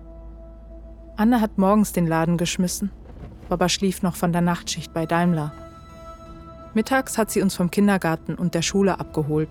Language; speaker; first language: German; early bilingual, other home language; Turkish